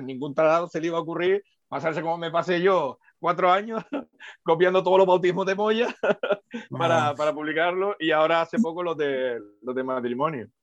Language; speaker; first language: Spanish; native; Spanish